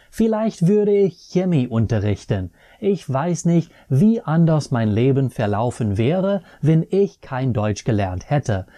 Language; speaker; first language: German; non-native, fluent; English